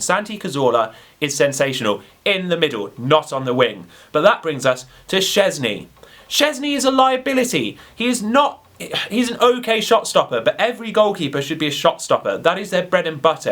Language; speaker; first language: English; native; English